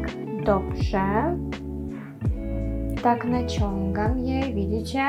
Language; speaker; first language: Polish; non-native, learner; Russian